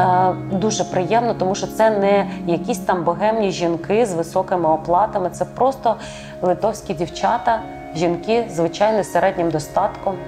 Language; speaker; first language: Ukrainian; native; Ukrainian